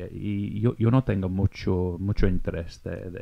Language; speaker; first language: Spanish; non-native, fluent; English